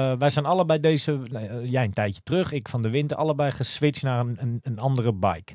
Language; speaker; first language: Dutch; native; Dutch